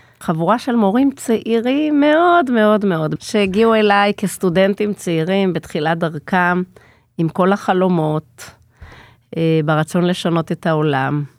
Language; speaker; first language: Hebrew; native; Hebrew